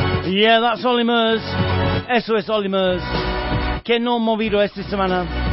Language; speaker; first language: Spanish; non-native, fluent; English